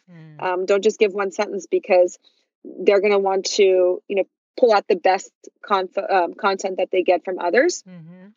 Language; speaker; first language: English; early bilingual, other home language; Russian